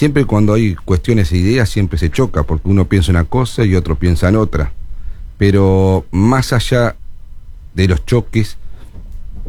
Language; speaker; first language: Spanish; native; Spanish